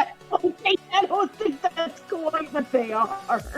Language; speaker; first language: English; native; English